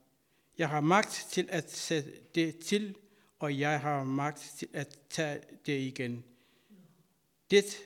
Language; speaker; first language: Danish; non-native, fluent; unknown